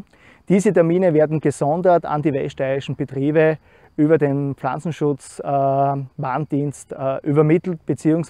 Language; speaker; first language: German; native; German